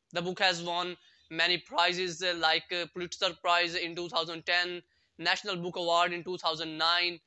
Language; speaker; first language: English; non-native, local second language; Urdu